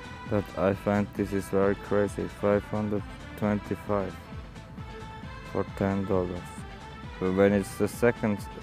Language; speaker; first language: English; non-native, learner; German